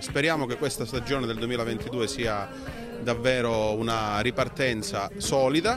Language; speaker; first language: Italian; native; Italian